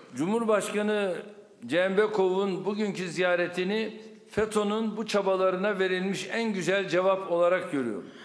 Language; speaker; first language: Turkish; native; Turkish